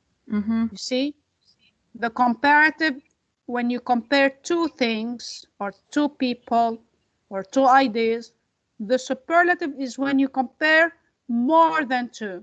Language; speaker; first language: English; non-native, fluent; Arabic